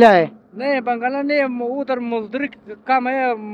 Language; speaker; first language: Hindi; non-native, learner; Pashto